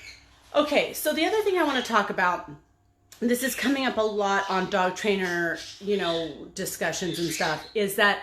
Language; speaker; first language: English; native; English